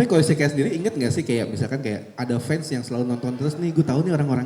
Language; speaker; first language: Indonesian; native; Indonesian